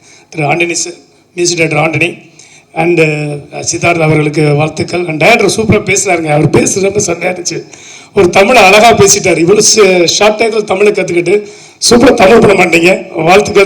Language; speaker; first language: Tamil; native; Tamil